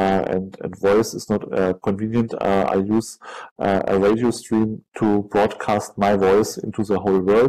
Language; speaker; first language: English; non-native, fluent; German